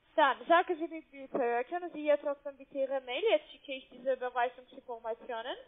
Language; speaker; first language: German; non-native, learner; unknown